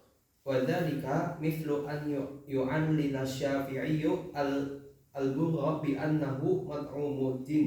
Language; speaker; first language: Arabic; non-native, learner; Indonesian